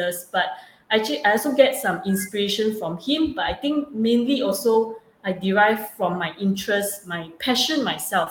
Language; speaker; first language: English; non-native, local second language; Chinese